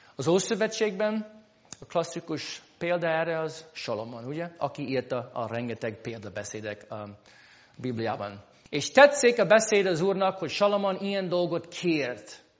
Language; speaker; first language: Hungarian; non-native, fluent; English